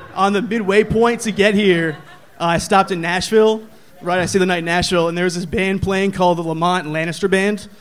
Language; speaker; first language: English; native; English